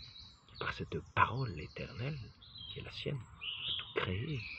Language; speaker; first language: French; native; French